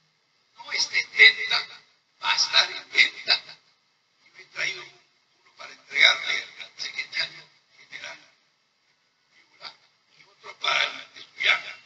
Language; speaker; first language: Spanish; native; Spanish